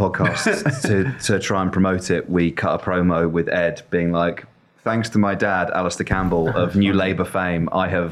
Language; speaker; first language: English; native; English